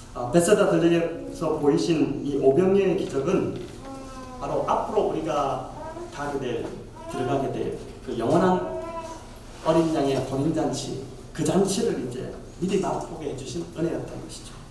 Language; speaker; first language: Korean; native; Korean